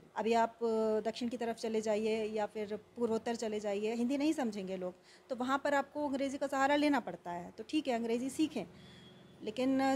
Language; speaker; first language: Hindi; native; Hindi